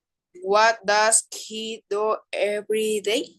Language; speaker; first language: English; non-native, learner; Spanish